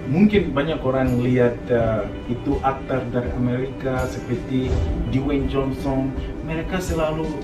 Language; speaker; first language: Malay; non-native, fluent; Nyanja